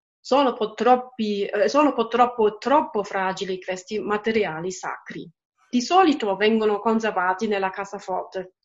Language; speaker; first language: Italian; non-native, fluent; German